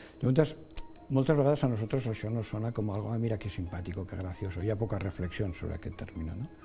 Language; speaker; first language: Catalan; non-native, local second language; Spanish